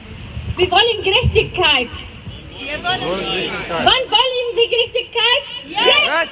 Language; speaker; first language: German; non-native, fluent; Arabic